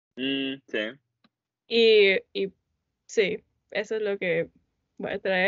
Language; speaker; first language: Spanish; non-native, learner; English